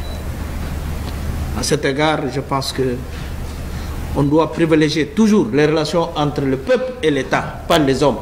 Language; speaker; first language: French; non-native, fluent; Upper Guinea Crioulo